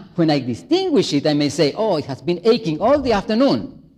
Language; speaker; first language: English; non-native, fluent; Spanish